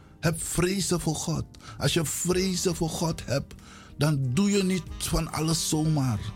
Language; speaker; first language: Dutch; non-native, local second language; Sranan Tongo